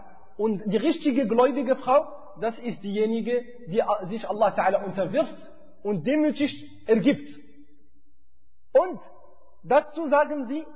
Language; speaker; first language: German; non-native, fluent; Arabic